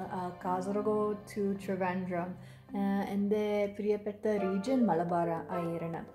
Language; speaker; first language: Malayalam; non-native, learner; English